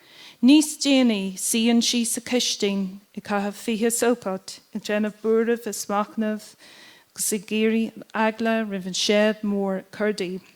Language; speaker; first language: Irish; non-native, local second language; English